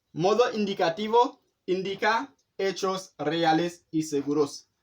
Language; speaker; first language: Spanish; non-native, fluent; Haitian Creole